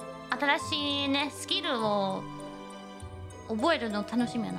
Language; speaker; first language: Japanese; non-native, fluent; German